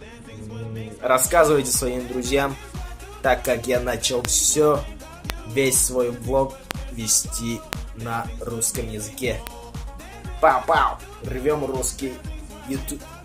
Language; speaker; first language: Russian; non-native, local second language; Yakut